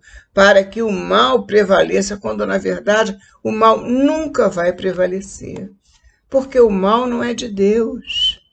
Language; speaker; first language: Portuguese; native; Portuguese